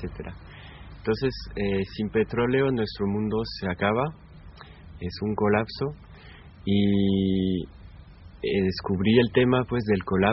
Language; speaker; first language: Spanish; non-native, fluent; French